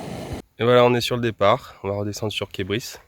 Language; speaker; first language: French; native; French